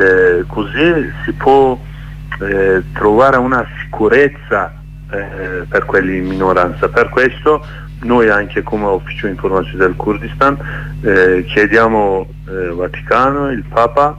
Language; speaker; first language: Italian; non-native, learner; Kurdish